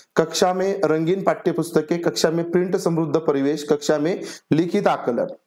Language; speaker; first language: Hindi; non-native, local second language; Marathi